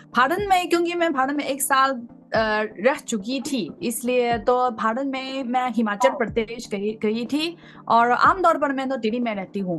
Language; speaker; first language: Hindi; non-native, fluent; Chinese